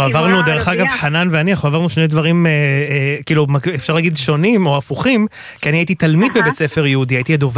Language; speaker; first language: Hebrew; non-native, local second language; Arabic